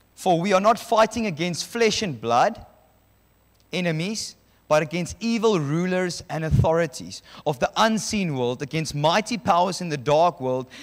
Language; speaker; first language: English; non-native, local second language; Afrikaans